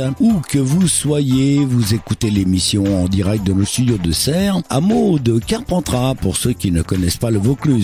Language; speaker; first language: French; native; French